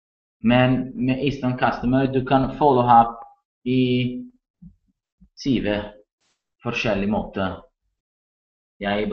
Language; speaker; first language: Norwegian; non-native, learner; Italian